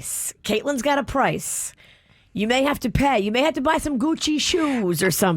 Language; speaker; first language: English; native; English